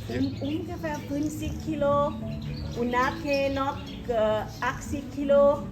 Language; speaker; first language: German; non-native, learner; Thai